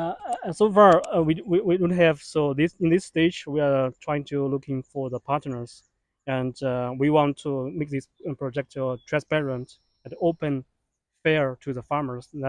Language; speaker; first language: English; non-native, fluent; Chinese